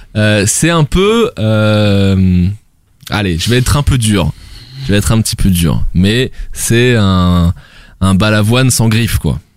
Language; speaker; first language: French; native; French